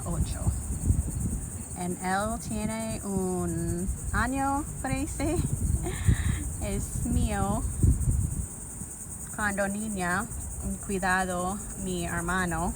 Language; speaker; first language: Spanish; non-native, learner; Lao